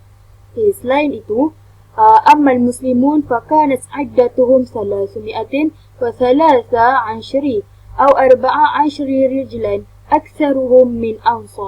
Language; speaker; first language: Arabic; non-native, learner; Malay